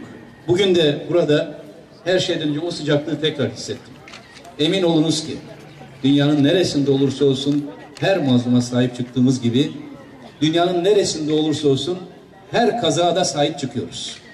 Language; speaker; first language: Turkish; native; Turkish